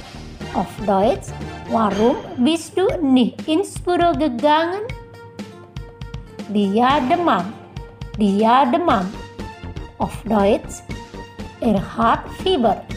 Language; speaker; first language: German; non-native, fluent; Indonesian